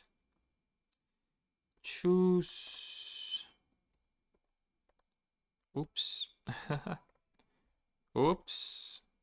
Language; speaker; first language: German; non-native, learner; Portuguese